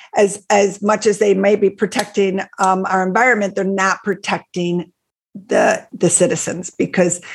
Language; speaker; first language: English; native; English